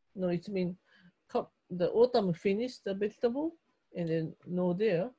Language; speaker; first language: English; non-native, learner; Japanese